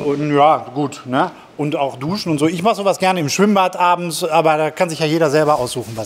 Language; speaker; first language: German; native; German